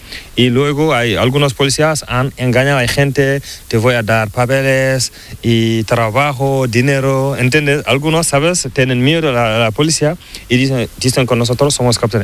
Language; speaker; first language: Spanish; non-native, learner; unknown